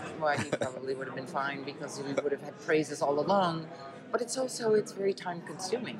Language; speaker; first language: English; non-native, fluent; Dutch